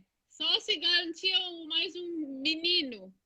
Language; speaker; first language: Portuguese; non-native, fluent; English